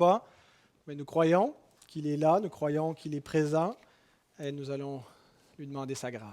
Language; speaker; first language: French; native; French